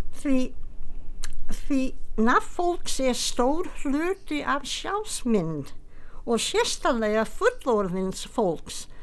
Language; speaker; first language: Icelandic; non-native, fluent; English